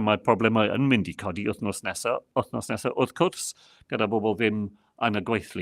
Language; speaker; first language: Welsh; non-native, local second language; English